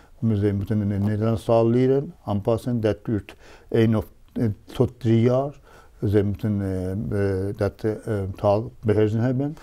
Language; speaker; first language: Dutch; non-native, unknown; Persian